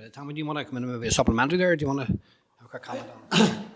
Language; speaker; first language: English; native; English